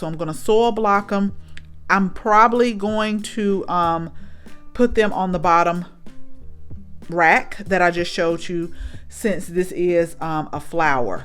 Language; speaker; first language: English; native; English